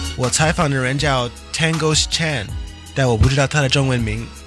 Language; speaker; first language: Chinese; non-native, learner; English